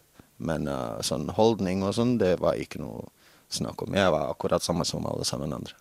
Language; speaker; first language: Norwegian; non-native, fluent; English